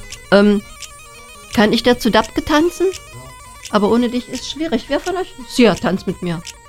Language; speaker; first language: German; native; German